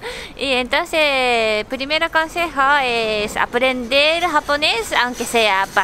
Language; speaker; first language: Spanish; non-native, learner; Japanese